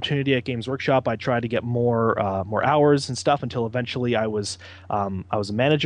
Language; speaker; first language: English; native; English